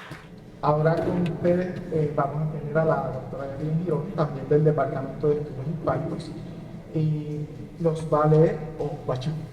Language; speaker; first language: Spanish; native; Spanish